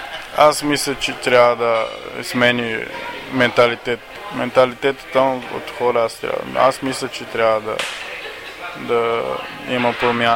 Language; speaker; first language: Bulgarian; non-native, learner; Portuguese